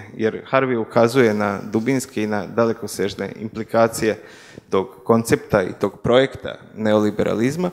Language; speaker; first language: Croatian; native; Croatian